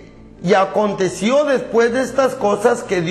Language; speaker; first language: Spanish; native; Spanish